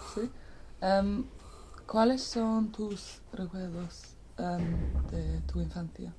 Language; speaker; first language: Spanish; non-native, fluent; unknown